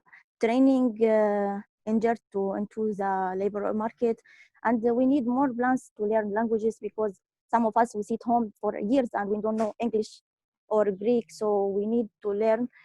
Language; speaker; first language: English; non-native, learner; Arabic